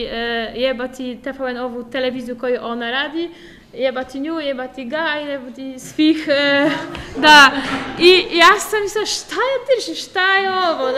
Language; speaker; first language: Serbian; non-native, fluent; Polish